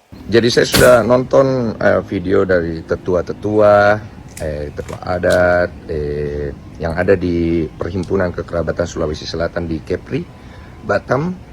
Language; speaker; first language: Indonesian; native; Indonesian